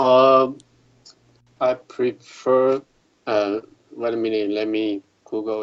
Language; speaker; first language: English; non-native, learner; Chinese